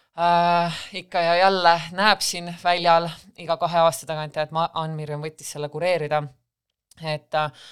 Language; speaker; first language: Estonian; native; Estonian